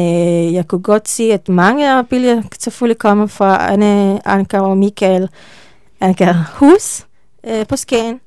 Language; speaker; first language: Danish; non-native, learner; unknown